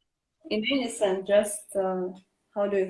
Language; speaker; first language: English; non-native, learner; Russian